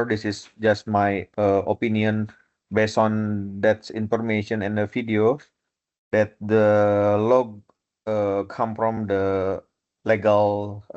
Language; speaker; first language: English; non-native, fluent; Indonesian